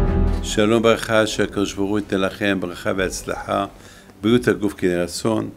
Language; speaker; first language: Hebrew; non-native, fluent; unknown